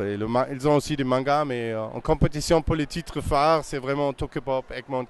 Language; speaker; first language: French; non-native, fluent; German